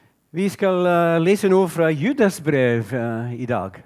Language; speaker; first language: Norwegian; non-native, fluent; English